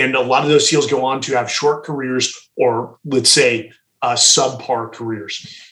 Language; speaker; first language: English; native; English